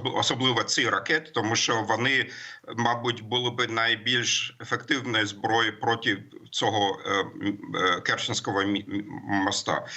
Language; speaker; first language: Ukrainian; non-native, fluent; German